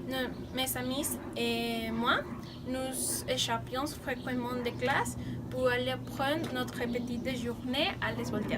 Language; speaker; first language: French; non-native, learner; Spanish